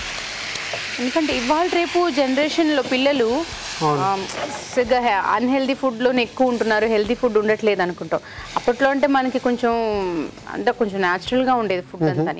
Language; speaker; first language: Telugu; native; Telugu